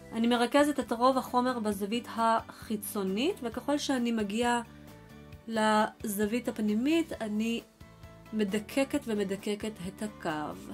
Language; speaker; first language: Hebrew; early bilingual, other home language; Russian